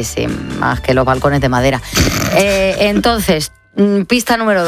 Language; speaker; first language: Spanish; native; Spanish